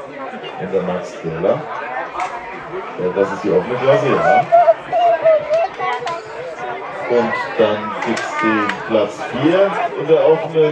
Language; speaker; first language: German; native; German